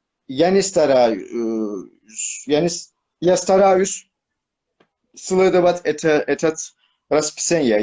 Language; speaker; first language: Russian; non-native, learner; Turkish